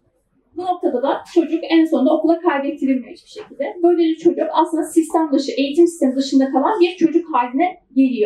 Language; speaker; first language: Turkish; native; Turkish